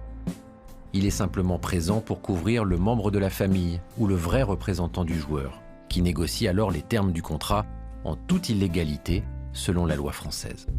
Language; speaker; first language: French; native; French